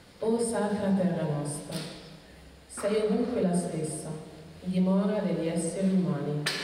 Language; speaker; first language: Italian; early bilingual, other home language; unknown